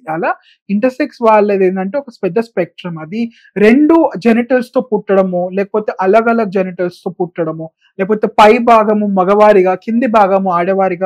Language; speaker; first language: Telugu; native; Telugu